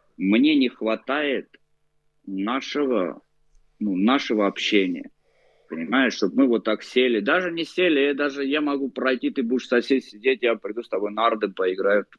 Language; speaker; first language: Russian; native; Russian